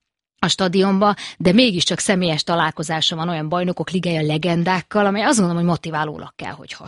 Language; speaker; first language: Hungarian; native; Hungarian